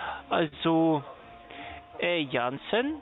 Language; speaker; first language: German; non-native, fluent; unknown